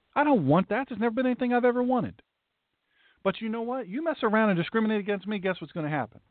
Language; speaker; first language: English; native; English